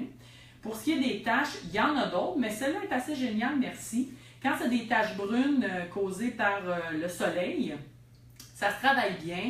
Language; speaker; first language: French; native; French